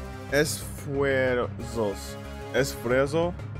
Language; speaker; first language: Spanish; non-native, learner; English